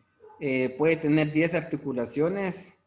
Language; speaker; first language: Spanish; native; Spanish